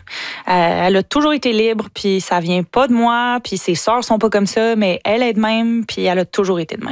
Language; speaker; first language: French; native; French